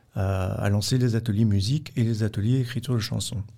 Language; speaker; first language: French; native; French